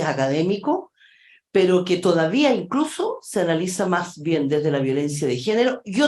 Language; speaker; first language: Spanish; native; Spanish